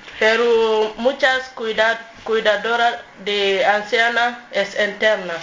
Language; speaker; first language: Spanish; non-native, learner; English